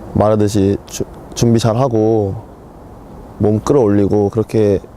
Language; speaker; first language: Korean; native; Korean